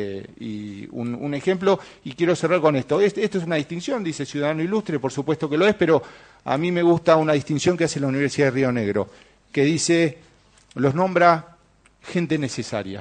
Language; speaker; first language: Spanish; native; Spanish